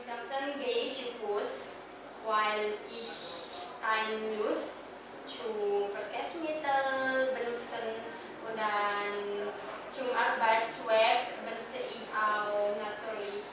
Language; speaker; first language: German; non-native, learner; Indonesian